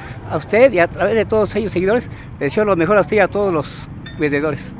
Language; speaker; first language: Spanish; native; Spanish